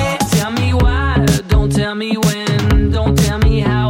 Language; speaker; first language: English; non-native, fluent; French